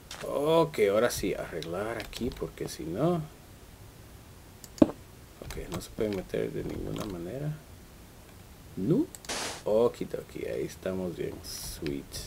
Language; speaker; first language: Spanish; early bilingual, heritage; Spanish